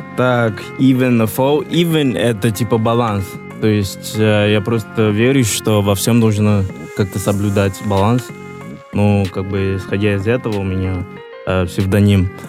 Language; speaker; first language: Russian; non-native, fluent; Yoruba